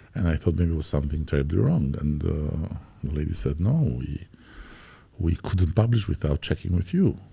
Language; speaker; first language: English; non-native, fluent; Albanian